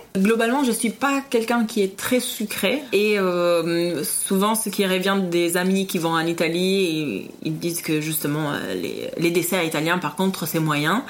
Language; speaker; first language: French; non-native, fluent; Italian